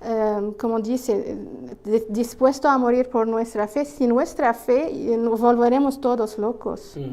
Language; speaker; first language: Spanish; non-native, fluent; Arabic